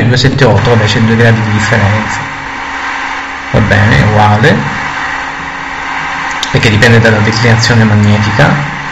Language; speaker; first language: Italian; native; Italian